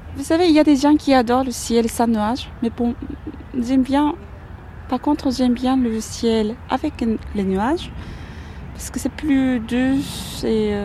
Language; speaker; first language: French; non-native, learner; Japanese